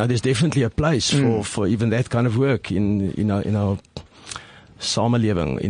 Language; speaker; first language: English; non-native, local second language; Afrikaans